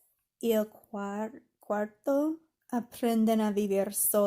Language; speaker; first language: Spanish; non-native, fluent; English